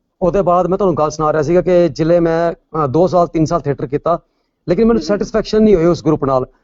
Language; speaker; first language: Punjabi; non-native, local second language; Pahari-Potwari